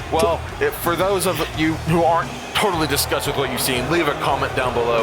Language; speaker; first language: English; native; English